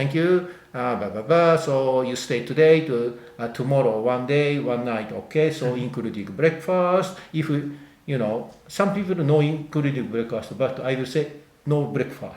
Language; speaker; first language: English; non-native, learner; Japanese